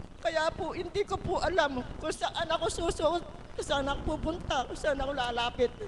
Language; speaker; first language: Filipino; native; Filipino